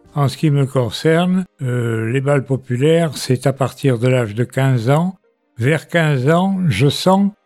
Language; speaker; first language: French; native; French